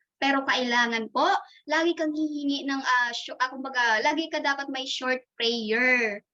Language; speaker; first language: Filipino; non-native, local second language; Masbatenyo